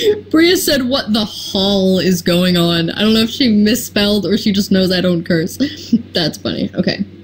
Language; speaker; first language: English; native; English